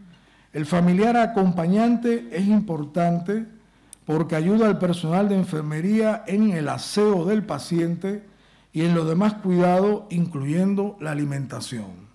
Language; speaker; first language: Spanish; native; Spanish